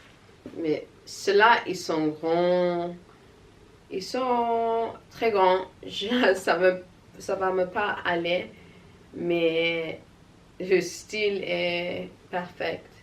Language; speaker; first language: French; non-native, learner; English